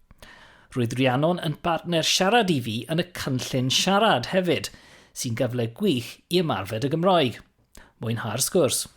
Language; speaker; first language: Welsh; non-native, fluent; English